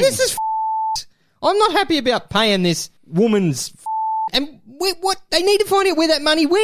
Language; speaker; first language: English; native; English